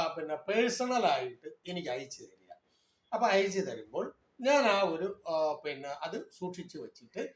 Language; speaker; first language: Malayalam; non-native, local second language; Tamil